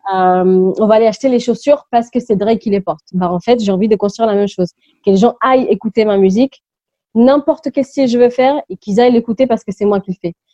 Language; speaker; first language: French; early bilingual, other home language; English